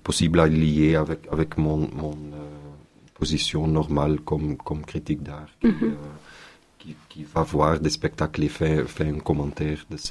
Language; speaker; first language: French; non-native, local second language; Dutch